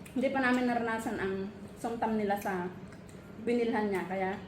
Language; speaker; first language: Filipino; non-native, local second language; Iloko